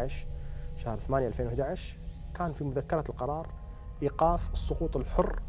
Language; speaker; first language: Arabic; native; Arabic